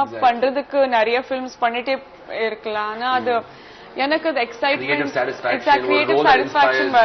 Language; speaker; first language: Tamil; non-native, fluent; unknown